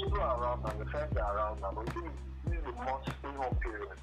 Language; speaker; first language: English; non-native, local second language; Yoruba